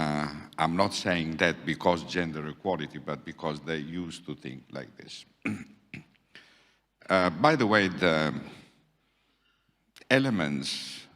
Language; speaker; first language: English; non-native, fluent; Italian